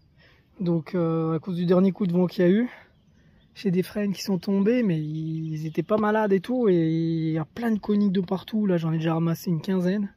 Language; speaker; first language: French; native; French